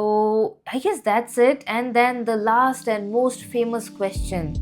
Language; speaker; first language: English; non-native, local second language; Hindi